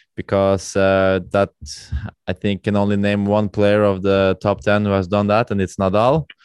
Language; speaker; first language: English; non-native, fluent; Norwegian